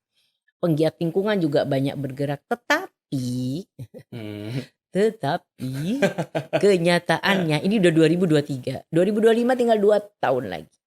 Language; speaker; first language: Indonesian; native; Indonesian